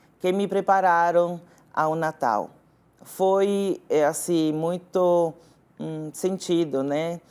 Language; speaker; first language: Portuguese; non-native, fluent; Italian